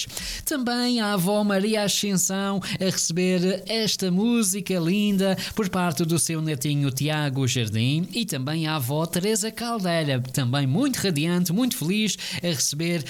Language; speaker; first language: Portuguese; native; Portuguese